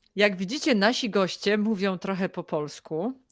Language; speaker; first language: Polish; native; Polish